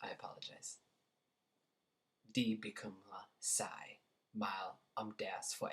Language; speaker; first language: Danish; non-native, learner; English